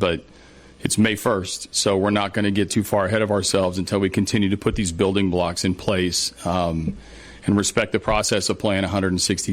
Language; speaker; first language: English; native; English